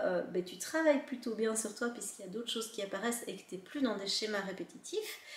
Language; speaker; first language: French; native; French